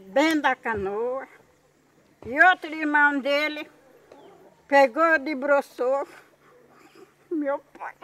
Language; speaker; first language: Portuguese; non-native, local second language; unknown